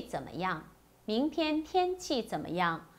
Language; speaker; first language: Chinese; non-native, fluent; Korean